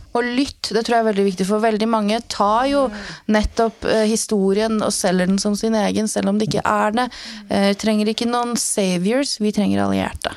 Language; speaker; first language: Norwegian; native; Norwegian